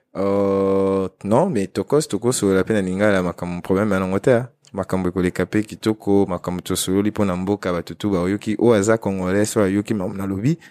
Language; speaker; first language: French; non-native, local second language; Lingala